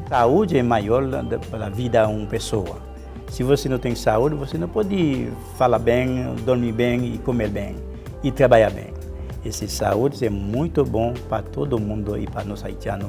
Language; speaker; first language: Portuguese; non-native, learner; Haitian Creole